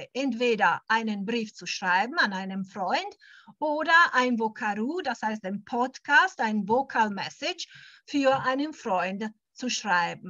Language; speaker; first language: German; early bilingual, heritage; German